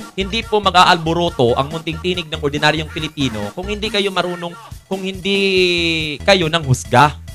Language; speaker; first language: Filipino; non-native, local second language; Cebuano